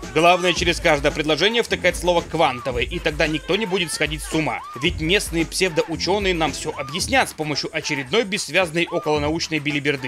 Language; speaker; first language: Russian; native; Russian